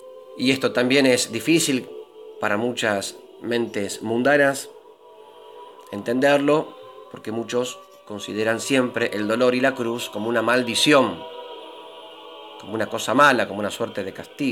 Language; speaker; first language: Spanish; native; Spanish